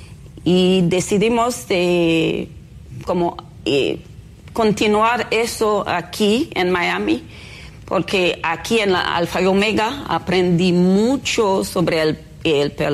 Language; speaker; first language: Spanish; non-native, fluent; Haitian Creole